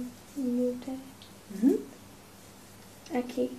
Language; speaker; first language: Spanish; non-native, learner; English